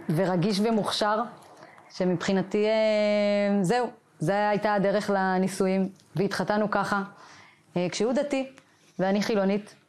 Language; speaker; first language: Hebrew; native; Hebrew